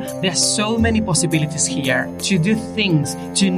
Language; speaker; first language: English; non-native, fluent; Spanish